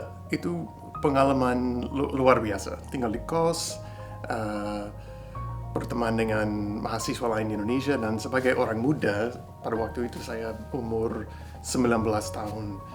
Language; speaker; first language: Indonesian; non-native, fluent; English